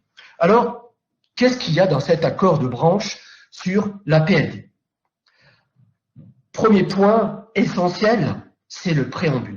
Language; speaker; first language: French; native; French